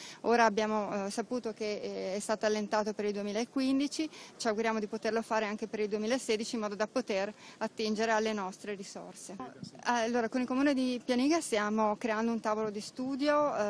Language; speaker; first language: Italian; native; Italian